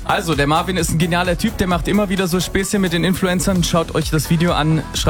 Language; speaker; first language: German; native; German